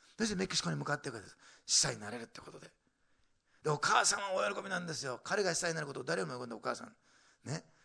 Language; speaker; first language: Japanese; native; Japanese